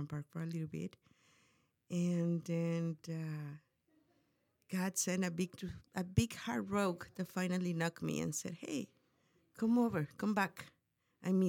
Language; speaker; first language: English; non-native, fluent; Spanish